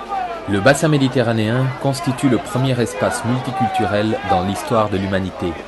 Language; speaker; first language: French; native; French